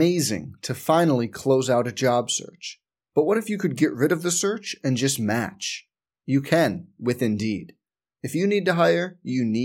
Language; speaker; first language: English; native; English